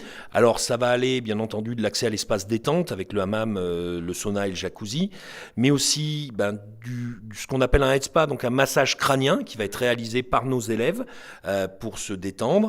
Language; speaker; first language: French; native; French